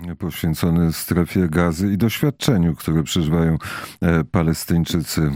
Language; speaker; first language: Polish; native; Polish